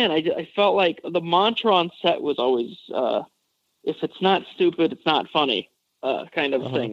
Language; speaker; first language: English; native; English